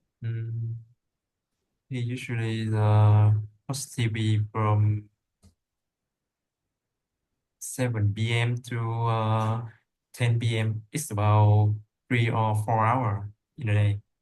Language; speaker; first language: English; non-native, learner; Vietnamese